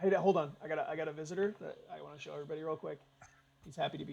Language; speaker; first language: English; native; English